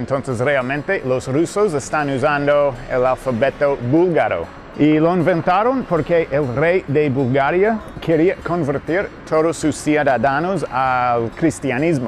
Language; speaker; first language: Spanish; non-native, fluent; English